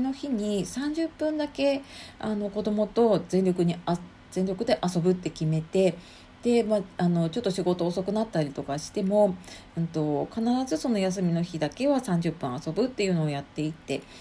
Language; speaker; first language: Japanese; native; Japanese